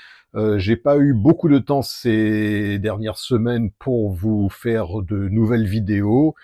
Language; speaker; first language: French; native; French